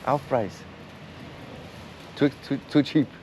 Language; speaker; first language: English; non-native, learner; French